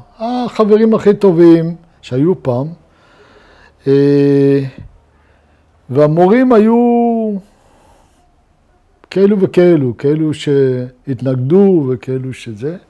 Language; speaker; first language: Hebrew; non-native, fluent; Luxembourgish